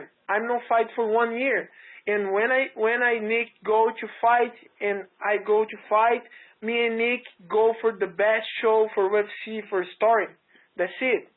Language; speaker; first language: English; non-native, learner; Portuguese